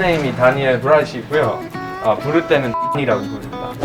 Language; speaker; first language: Korean; non-native, fluent; English